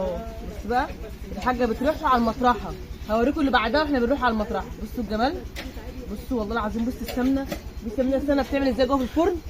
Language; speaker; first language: Arabic; native; Arabic